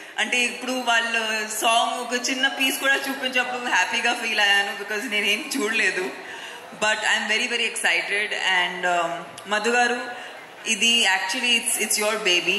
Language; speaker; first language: Telugu; non-native, fluent; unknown